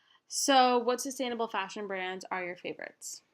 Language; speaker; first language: English; native; English